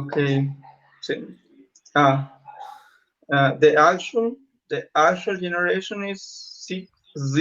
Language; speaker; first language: English; non-native, learner; Spanish